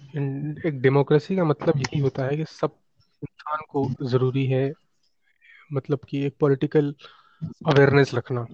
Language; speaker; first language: Hindi; native; Hindi